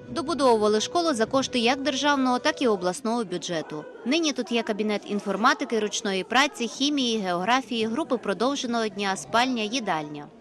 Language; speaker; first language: Ukrainian; native; Ukrainian